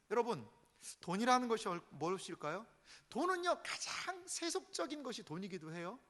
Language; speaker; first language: Korean; native; Korean